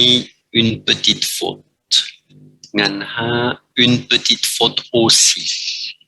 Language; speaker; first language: French; non-native, fluent; Vietnamese